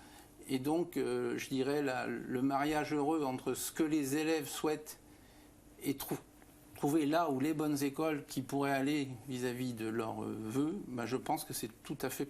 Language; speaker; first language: French; native; French